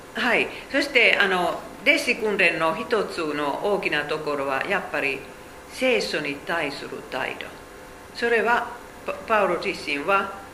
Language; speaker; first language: Japanese; non-native, fluent; Finnish